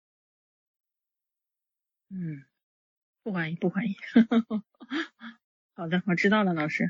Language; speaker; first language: Chinese; native; Chinese